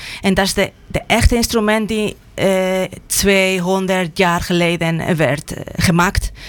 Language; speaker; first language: Dutch; non-native, fluent; Spanish